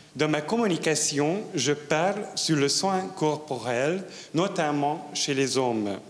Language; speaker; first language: French; non-native, fluent; Hungarian